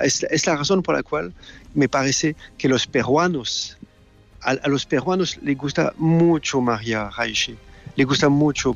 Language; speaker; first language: Spanish; non-native, learner; French